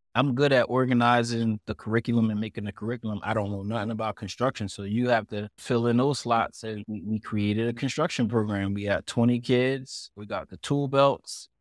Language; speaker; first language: English; native; English